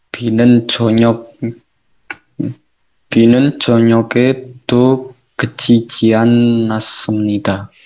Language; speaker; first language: Korean; non-native, learner; Indonesian